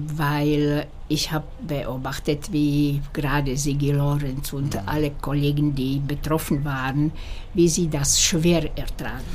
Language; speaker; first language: German; non-native, fluent; Slovak